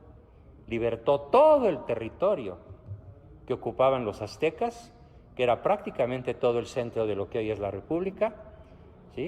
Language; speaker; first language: Spanish; native; Spanish